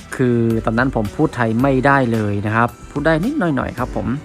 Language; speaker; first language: Thai; non-native, fluent; Khmer